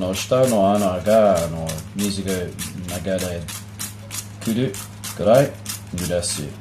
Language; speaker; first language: Japanese; non-native, learner; English